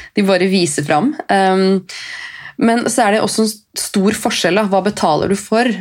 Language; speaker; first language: Norwegian; native; Norwegian